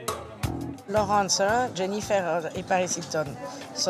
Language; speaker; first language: French; native; French